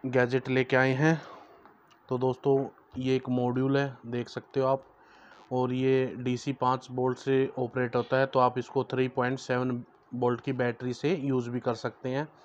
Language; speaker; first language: Hindi; native; Hindi